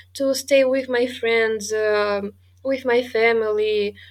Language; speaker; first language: English; non-native, fluent; Romanian